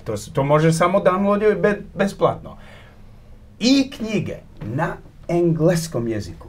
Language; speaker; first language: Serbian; early bilingual, heritage; Croatian